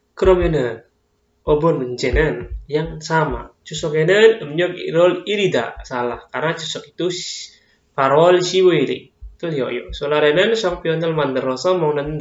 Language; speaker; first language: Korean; non-native, fluent; Indonesian